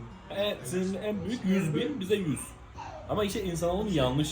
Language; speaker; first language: Turkish; native; Turkish